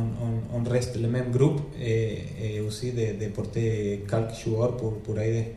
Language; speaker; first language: French; non-native, learner; Spanish